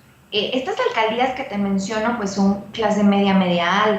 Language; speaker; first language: Spanish; native; Spanish